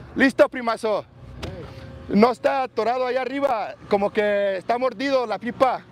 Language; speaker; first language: Spanish; early bilingual, heritage; Spanish